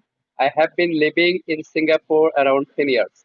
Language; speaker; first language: English; non-native, learner; Bangla